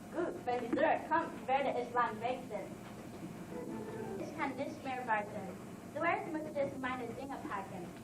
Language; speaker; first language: German; non-native, learner; English